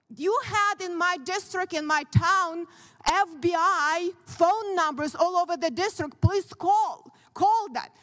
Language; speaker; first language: English; non-native, fluent; Ukrainian